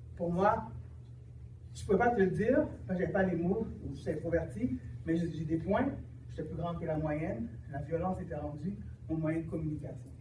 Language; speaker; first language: French; early bilingual, other home language; Haitian Creole